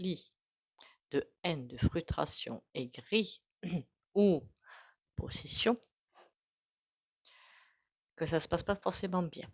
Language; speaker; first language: French; native; French